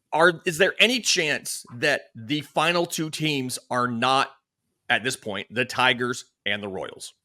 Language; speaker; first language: English; native; English